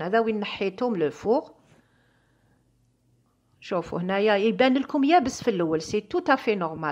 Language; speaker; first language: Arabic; native; Arabic